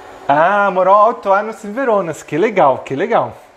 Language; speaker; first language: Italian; non-native, learner; Portuguese